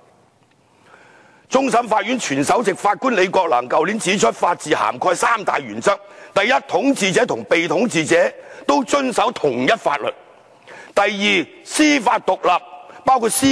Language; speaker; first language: Chinese; non-native, local second language; Cantonese